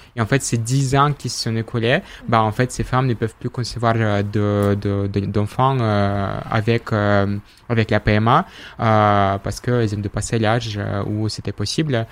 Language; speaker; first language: French; non-native, fluent; Russian